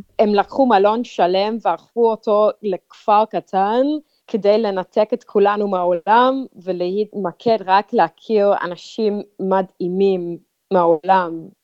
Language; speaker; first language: Hebrew; non-native, fluent; English